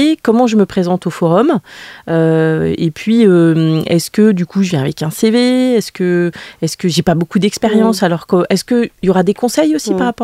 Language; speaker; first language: French; native; French